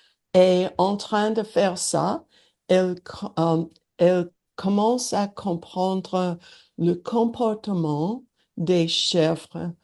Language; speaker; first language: French; non-native, learner; English